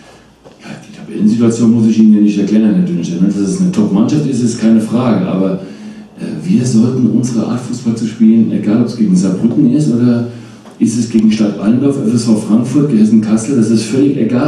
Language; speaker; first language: German; native; German